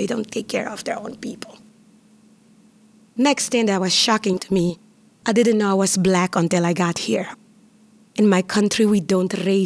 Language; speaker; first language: English; non-native, fluent; Papiamento